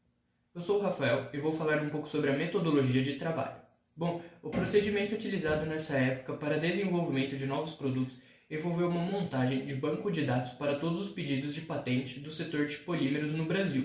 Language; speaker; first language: Portuguese; native; Portuguese